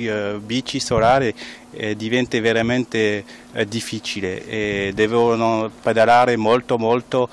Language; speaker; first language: Italian; non-native, fluent; French